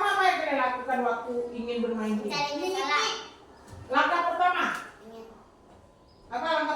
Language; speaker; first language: Indonesian; native; Indonesian